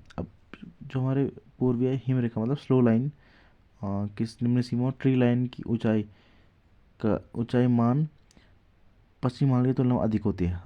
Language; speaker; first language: Hindi; native; Hindi